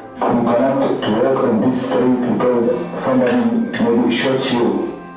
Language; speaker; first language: English; non-native, learner; Arabic